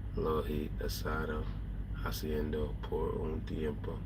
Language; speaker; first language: Spanish; non-native, learner; English